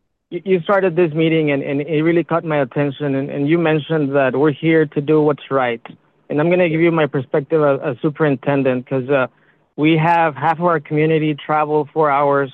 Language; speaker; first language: English; early bilingual, other home language; Spanish